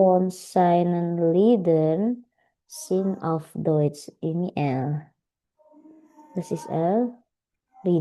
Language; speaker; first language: German; non-native, learner; Indonesian